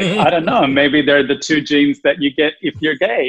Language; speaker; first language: English; native; English